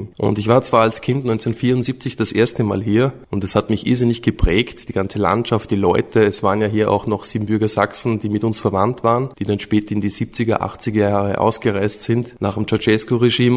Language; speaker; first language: German; native; German